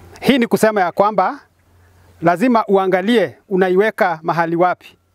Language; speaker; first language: Swahili; non-native, local second language; Kikuyu